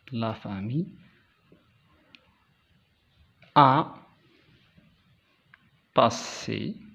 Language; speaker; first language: French; non-native, local second language; Arabic